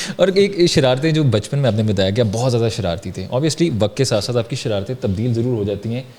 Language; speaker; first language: Urdu; native; Urdu